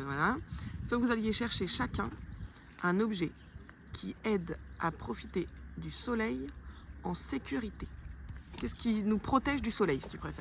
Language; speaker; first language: French; native; French